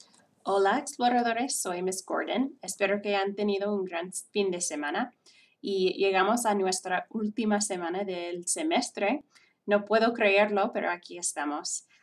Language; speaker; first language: Spanish; non-native, fluent; English